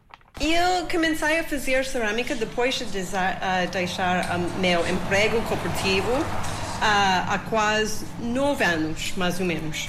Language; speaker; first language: Portuguese; non-native, learner; English